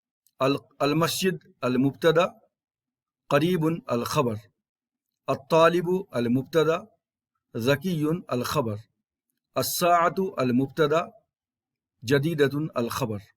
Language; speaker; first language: Arabic; non-native, fluent; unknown